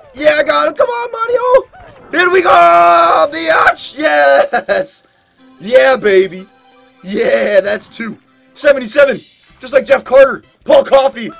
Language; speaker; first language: English; native; English